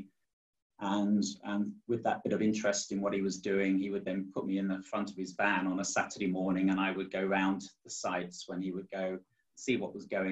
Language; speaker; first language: English; native; English